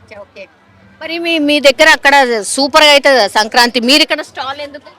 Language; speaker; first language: Telugu; native; Telugu